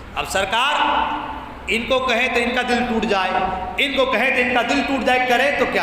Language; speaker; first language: Urdu; native; Urdu